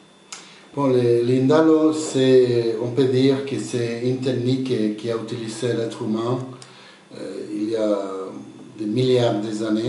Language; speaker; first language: French; non-native, fluent; Spanish